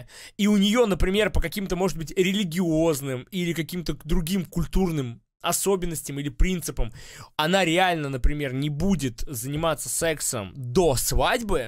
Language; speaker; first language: Russian; native; Russian